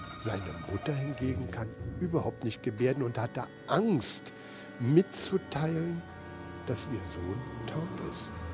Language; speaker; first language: German; native; German